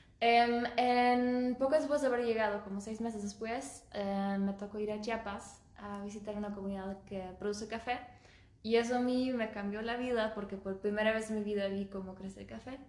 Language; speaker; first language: Spanish; early bilingual, heritage; Spanish